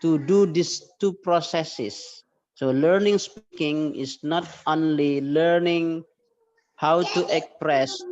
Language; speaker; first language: English; non-native, fluent; Indonesian